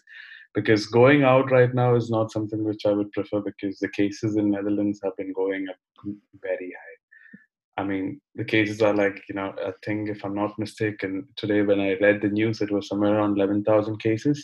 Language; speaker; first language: English; non-native, local second language; Malayalam